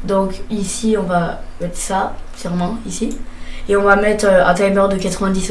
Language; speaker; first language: French; native; French